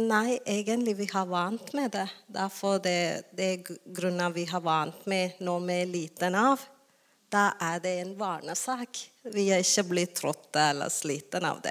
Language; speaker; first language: Norwegian; non-native, learner; Tamil